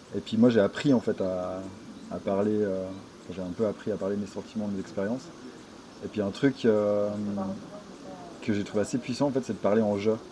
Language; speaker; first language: French; native; French